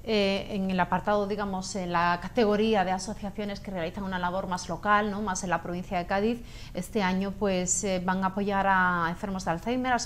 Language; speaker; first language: Spanish; native; Spanish